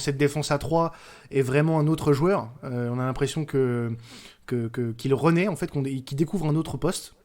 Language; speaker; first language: French; native; French